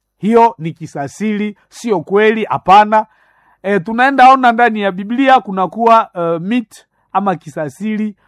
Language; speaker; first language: Swahili; non-native, local second language; Nande